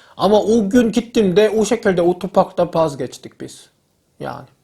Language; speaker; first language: Turkish; non-native, learner; Korean